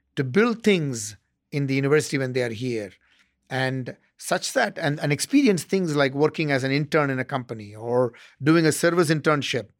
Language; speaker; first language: English; non-native, local second language; Tamil